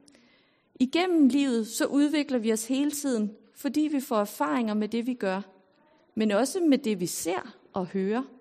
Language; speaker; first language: Danish; native; Danish